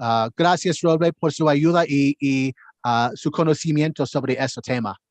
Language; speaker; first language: Spanish; non-native, learner; English